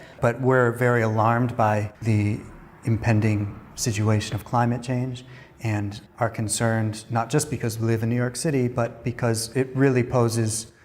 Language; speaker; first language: English; native; English